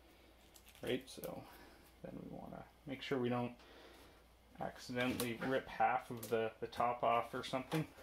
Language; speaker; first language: English; native; English